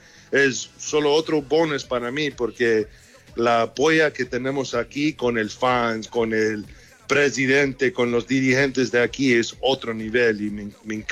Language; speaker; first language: Spanish; early bilingual, heritage; English